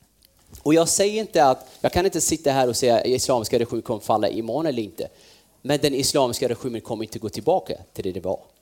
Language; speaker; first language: Swedish; non-native, fluent; Kurdish